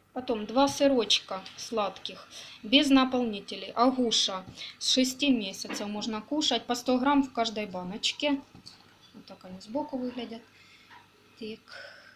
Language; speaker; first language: Russian; native; Russian